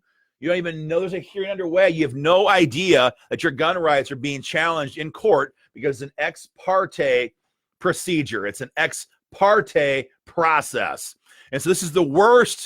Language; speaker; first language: English; native; English